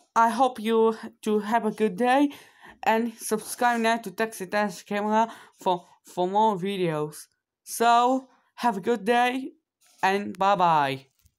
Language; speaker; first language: English; non-native, learner; Hebrew